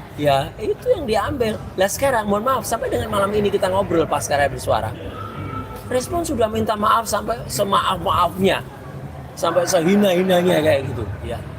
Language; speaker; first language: Indonesian; native; Indonesian